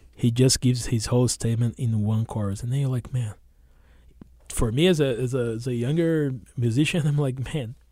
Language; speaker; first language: English; non-native, fluent; Portuguese